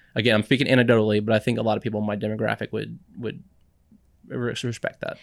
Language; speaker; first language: English; native; English